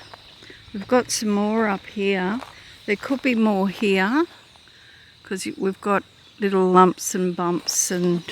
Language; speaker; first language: English; native; English